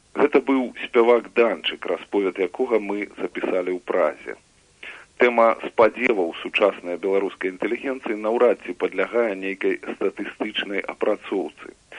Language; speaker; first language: Belarusian; native; Belarusian